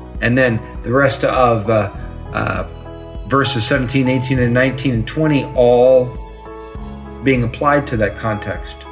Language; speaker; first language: English; native; English